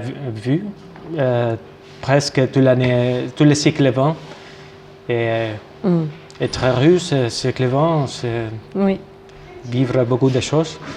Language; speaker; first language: French; non-native, fluent; Spanish